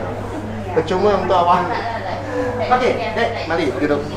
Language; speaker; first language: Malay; non-native, local second language; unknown